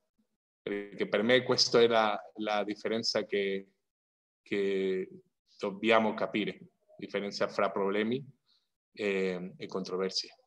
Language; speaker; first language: Italian; non-native, fluent; Spanish